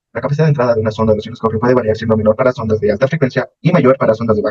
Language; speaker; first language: Spanish; native; Spanish